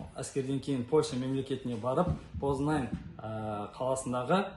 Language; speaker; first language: Kazakh; non-native, local second language; Kara-Kalpak